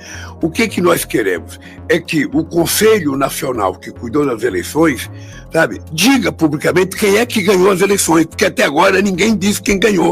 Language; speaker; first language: Portuguese; native; Portuguese